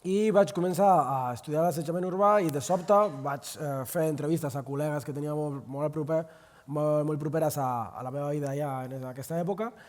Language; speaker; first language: Catalan; non-native, local second language; Spanish